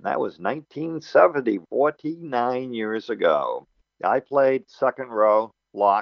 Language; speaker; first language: English; native; English